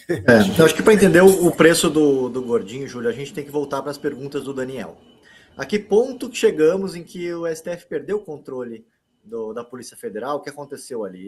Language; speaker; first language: Portuguese; native; Portuguese